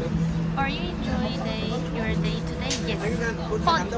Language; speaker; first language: English; non-native, learner; Korean